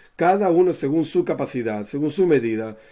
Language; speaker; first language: Spanish; native; Spanish